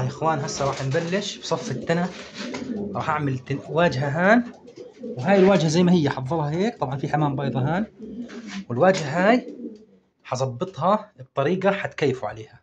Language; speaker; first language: Arabic; native; Arabic